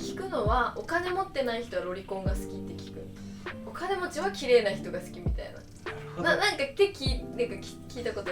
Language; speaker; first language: Japanese; native; Japanese